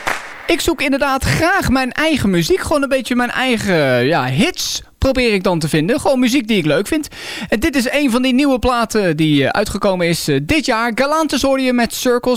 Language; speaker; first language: Dutch; native; Dutch